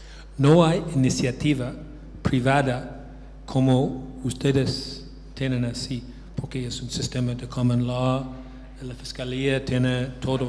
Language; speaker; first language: Spanish; non-native, fluent; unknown